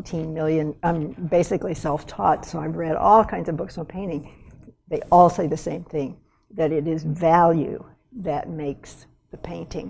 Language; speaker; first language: English; native; English